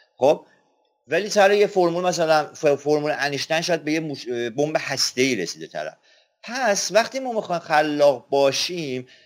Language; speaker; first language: Persian; non-native, local second language; Azerbaijani